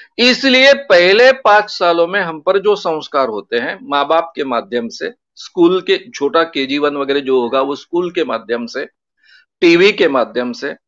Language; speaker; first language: Hindi; non-native, local second language; Marathi